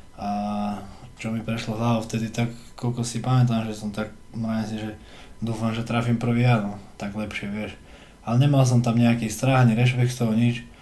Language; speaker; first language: Slovak; early bilingual, heritage; Slovak